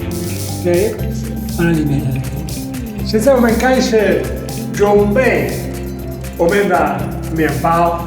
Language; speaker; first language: Chinese; non-native, fluent; Italian